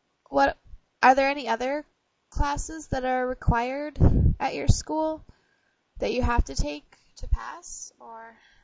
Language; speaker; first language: English; native; English